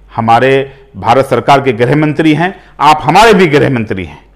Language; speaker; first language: Hindi; native; Hindi